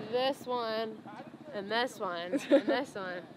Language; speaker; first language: English; native; English